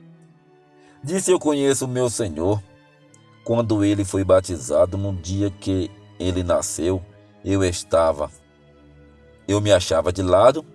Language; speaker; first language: Portuguese; native; Portuguese